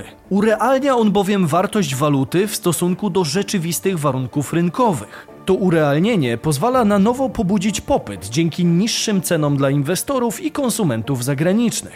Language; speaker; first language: Polish; native; Polish